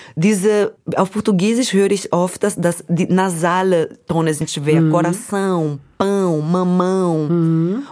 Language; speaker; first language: German; non-native, fluent; Portuguese